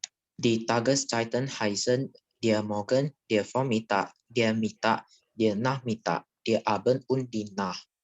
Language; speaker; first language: German; non-native, learner; Indonesian